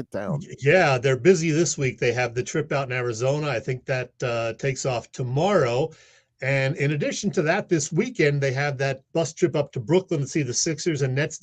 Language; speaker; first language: English; native; English